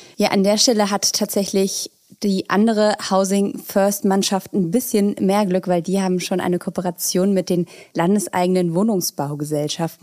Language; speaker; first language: German; native; German